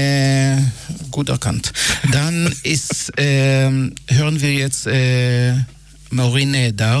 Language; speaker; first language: German; non-native, fluent; Hebrew